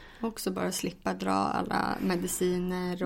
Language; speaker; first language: Swedish; native; Swedish